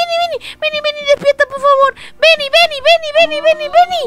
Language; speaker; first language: Spanish; native; Spanish